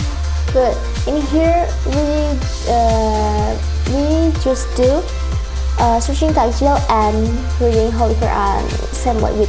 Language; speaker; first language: English; non-native, learner; Indonesian